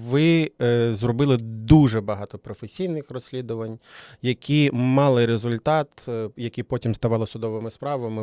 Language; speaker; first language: Ukrainian; native; Ukrainian